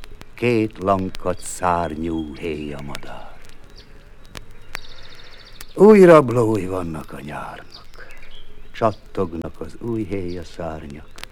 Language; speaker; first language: Hungarian; native; Hungarian